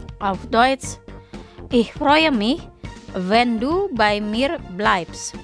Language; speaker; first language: German; non-native, fluent; Indonesian